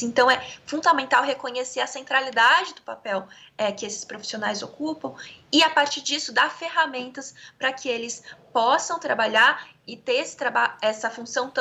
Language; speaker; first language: Portuguese; native; Portuguese